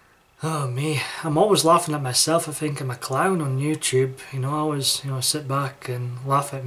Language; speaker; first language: English; native; English